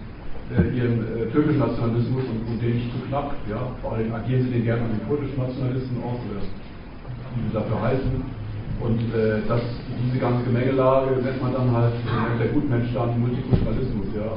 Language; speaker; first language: German; native; German